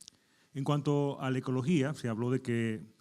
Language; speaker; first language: Spanish; native; Spanish